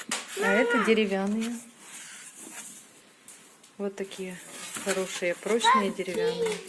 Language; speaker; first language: Russian; native; Russian